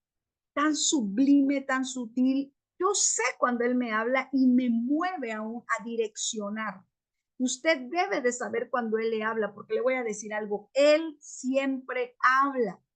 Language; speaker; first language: Spanish; native; Spanish